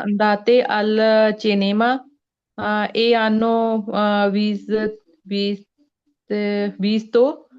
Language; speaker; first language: Italian; non-native, learner; Punjabi